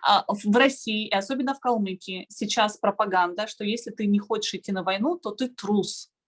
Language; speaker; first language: Russian; native; Russian